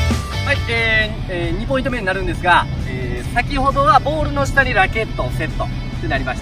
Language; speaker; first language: Japanese; native; Japanese